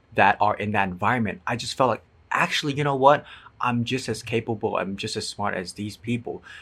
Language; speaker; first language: English; non-native, fluent; Cantonese